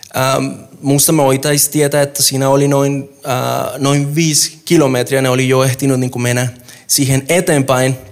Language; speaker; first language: Finnish; non-native, fluent; Spanish